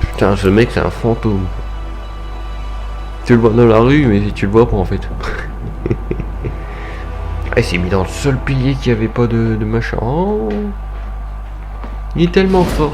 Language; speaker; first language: French; native; French